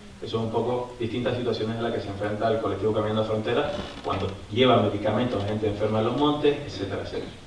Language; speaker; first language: Spanish; native; Spanish